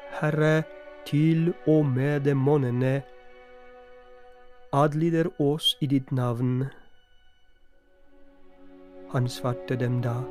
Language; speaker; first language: Norwegian; non-native, fluent; Polish